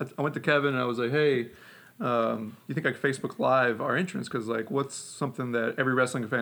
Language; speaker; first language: English; native; English